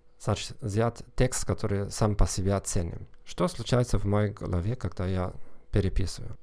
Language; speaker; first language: Russian; non-native, fluent; German